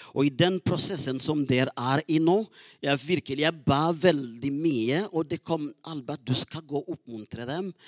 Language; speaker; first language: Norwegian; non-native, fluent; Rundi